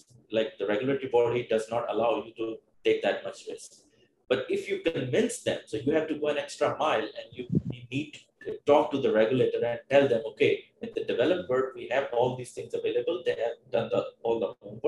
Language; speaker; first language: English; non-native, local second language; Urdu